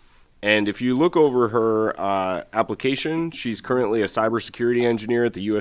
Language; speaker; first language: English; native; English